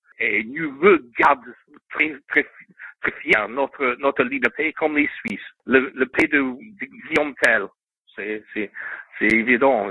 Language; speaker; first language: French; non-native, learner; English